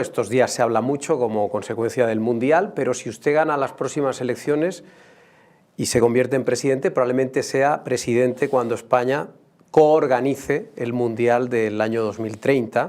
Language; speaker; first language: Spanish; native; Spanish